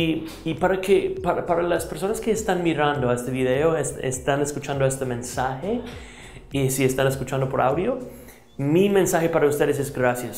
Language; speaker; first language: Spanish; non-native, fluent; English